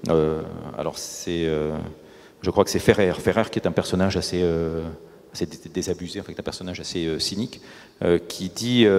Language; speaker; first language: French; native; French